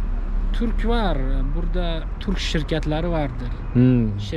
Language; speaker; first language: Turkish; non-native, learner; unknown